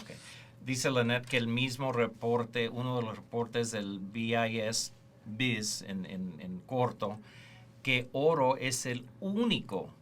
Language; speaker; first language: Spanish; early bilingual, heritage; Spanish